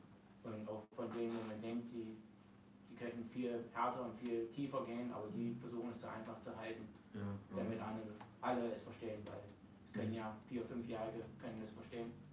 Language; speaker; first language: German; native; German